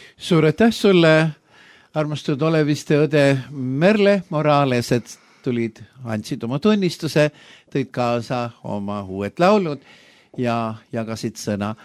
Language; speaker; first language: Estonian; native; Estonian